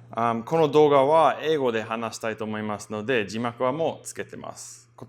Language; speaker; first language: Japanese; non-native, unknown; English